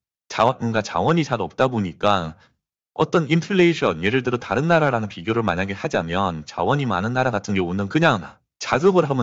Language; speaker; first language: Korean; native; Korean